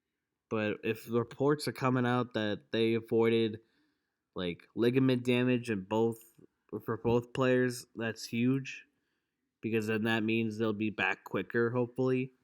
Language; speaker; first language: English; native; English